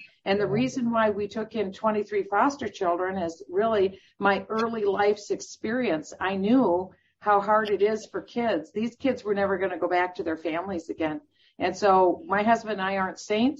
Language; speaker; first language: English; native; English